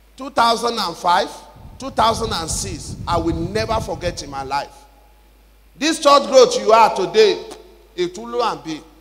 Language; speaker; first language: English; non-native, local second language; Yoruba